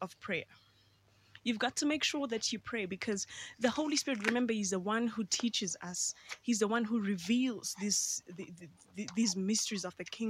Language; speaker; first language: English; non-native, local second language; Xhosa